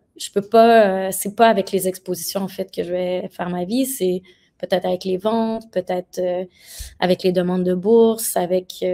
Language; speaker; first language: French; native; French